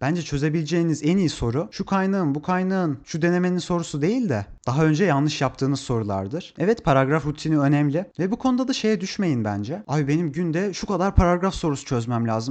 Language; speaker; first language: Turkish; native; Turkish